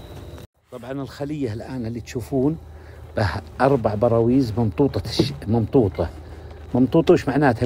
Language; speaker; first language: Arabic; native; Arabic